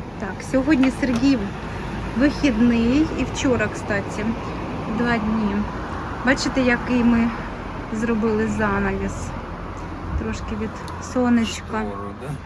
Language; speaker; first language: Ukrainian; non-native, local second language; Russian